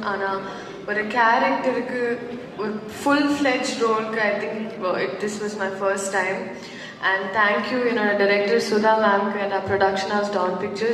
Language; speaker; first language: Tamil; non-native, learner; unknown